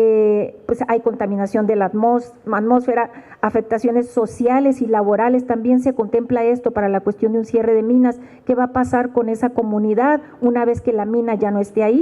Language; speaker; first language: Spanish; native; Spanish